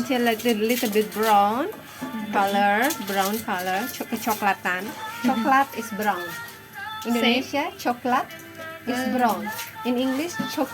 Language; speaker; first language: English; non-native, fluent; Indonesian